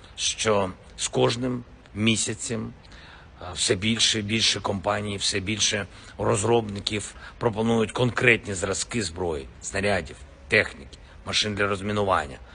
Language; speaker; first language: Ukrainian; non-native, local second language; Russian